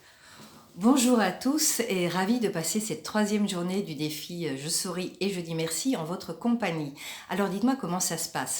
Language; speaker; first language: French; native; French